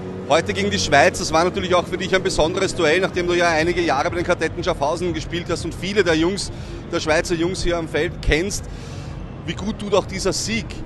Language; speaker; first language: German; native; German